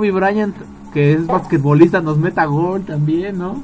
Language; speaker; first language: Spanish; native; Spanish